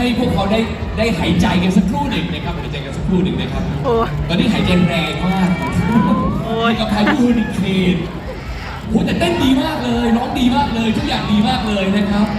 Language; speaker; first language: Thai; native; Thai